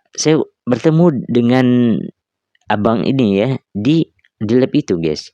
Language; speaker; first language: Indonesian; native; Indonesian